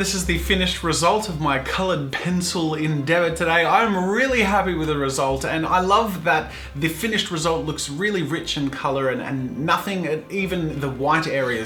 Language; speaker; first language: English; native; English